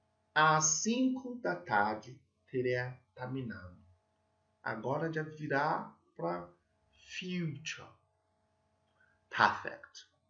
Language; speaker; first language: Portuguese; non-native, fluent; English